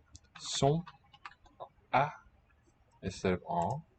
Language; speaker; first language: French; non-native, learner; English